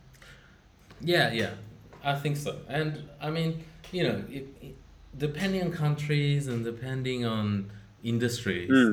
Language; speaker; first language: English; early bilingual, other home language; Japanese